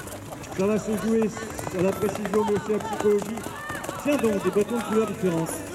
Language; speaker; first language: French; native; French